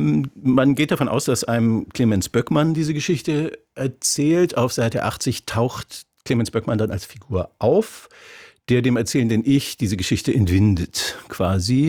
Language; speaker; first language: German; native; German